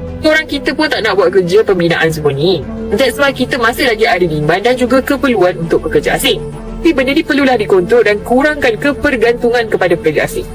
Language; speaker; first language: Malay; native; Malay